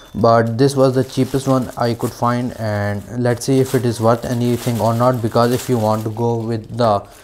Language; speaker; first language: English; non-native, local second language; Urdu